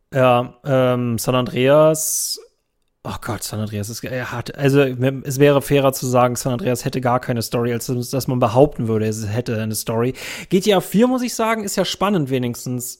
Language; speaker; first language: German; native; German